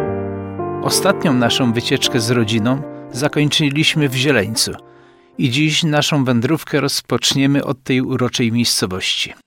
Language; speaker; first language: Polish; native; Polish